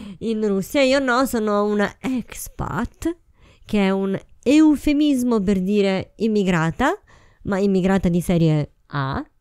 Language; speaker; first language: Italian; native; Italian